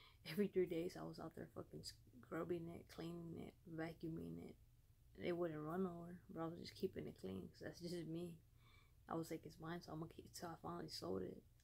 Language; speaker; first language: English; early bilingual, other home language; Spanish